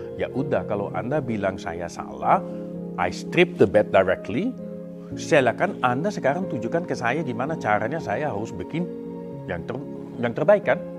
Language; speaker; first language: Indonesian; non-native, fluent; Dutch